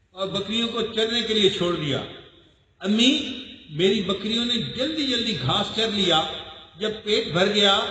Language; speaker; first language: Urdu; non-native, local second language; Punjabi